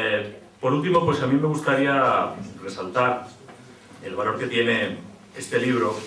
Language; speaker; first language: Spanish; native; Spanish